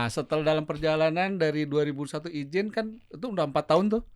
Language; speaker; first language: Indonesian; native; Indonesian